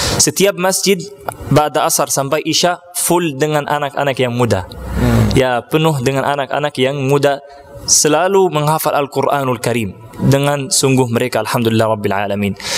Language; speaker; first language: Malay; non-native, fluent; Arabic